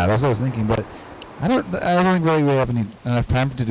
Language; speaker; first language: English; native; English